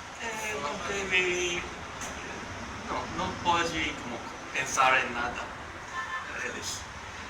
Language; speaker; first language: Portuguese; non-native, learner; Japanese